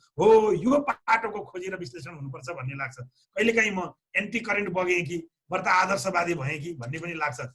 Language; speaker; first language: Nepali; native; Nepali